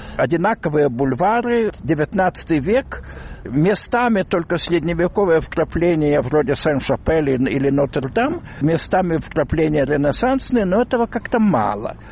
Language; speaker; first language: Russian; non-native, local second language; Lithuanian